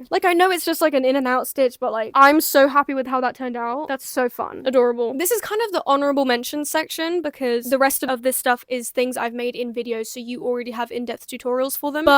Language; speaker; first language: English; native; English